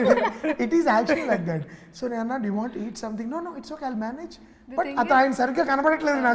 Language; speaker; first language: Telugu; native; Telugu